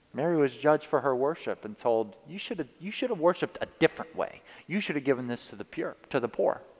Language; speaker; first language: English; native; English